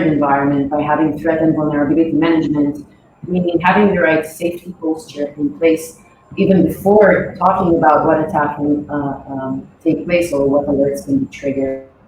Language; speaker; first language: English; non-native, fluent; Hebrew